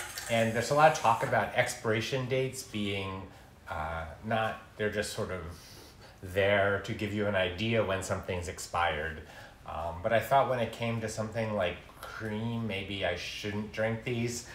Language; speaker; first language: English; native; English